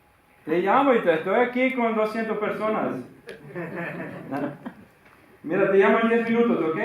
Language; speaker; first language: Spanish; non-native, fluent; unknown